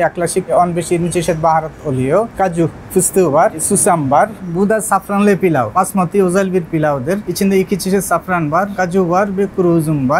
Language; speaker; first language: Turkish; non-native, fluent; Bangla